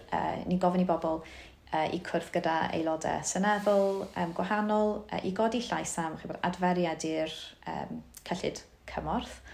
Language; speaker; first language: Welsh; native; Welsh